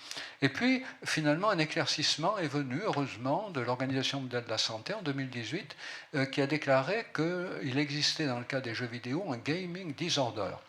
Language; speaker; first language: French; native; French